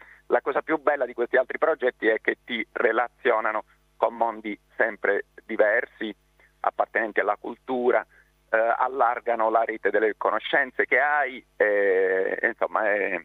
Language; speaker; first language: Italian; native; Italian